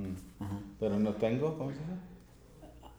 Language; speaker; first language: Spanish; non-native, learner; English